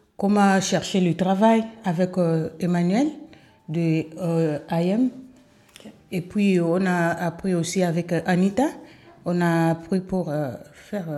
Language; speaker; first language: French; non-native, local second language; Portuguese